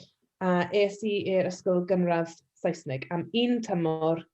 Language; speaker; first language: Welsh; non-native, local second language; English